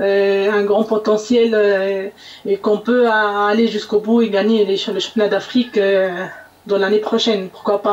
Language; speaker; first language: French; non-native, local second language; Arabic